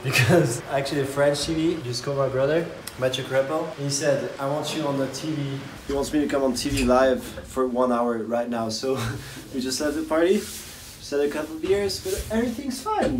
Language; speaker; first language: English; non-native, fluent; French